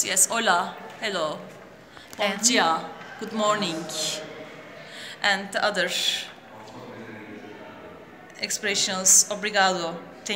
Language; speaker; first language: English; non-native, fluent; Turkish